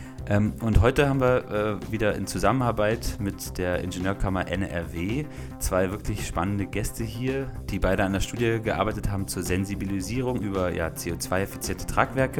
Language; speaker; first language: German; native; German